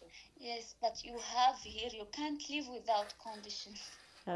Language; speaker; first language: English; non-native, learner; Arabic